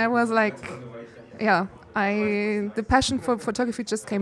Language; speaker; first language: English; non-native, fluent; Luxembourgish